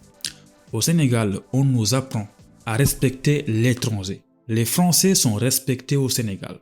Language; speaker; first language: French; non-native, local second language; Wolof